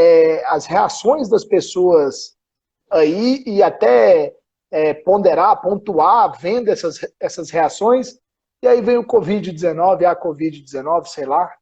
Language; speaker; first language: Portuguese; native; Portuguese